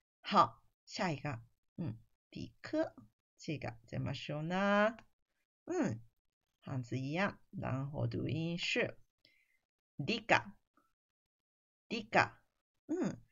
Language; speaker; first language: Chinese; non-native, fluent; Japanese